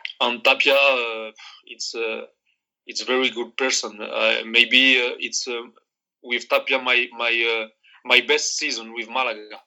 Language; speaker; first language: English; non-native, learner; Arabic